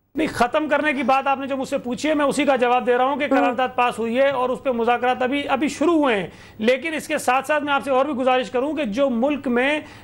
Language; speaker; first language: Urdu; native; Urdu